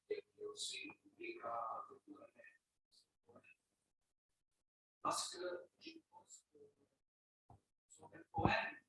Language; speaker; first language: French; non-native, learner; Maltese